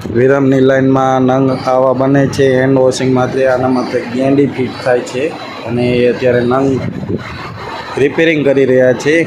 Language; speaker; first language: Gujarati; native; Gujarati